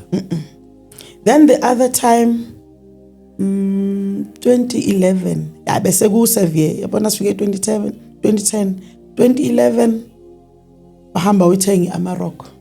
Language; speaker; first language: Zulu; native; Zulu